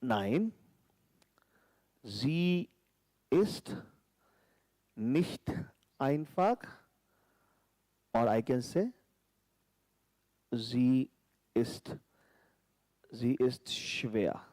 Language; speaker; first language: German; non-native, fluent; Hindi